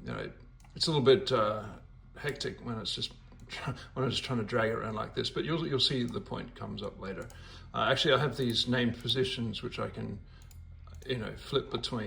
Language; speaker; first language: English; native; English